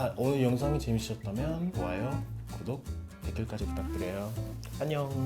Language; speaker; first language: Korean; non-native, fluent; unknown